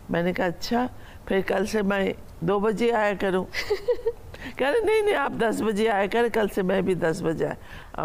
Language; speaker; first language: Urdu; non-native, fluent; Bangla